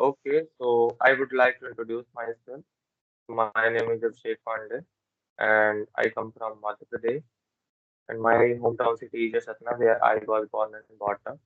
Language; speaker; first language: English; non-native, learner; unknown